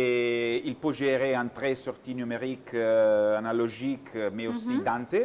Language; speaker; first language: French; non-native, learner; Italian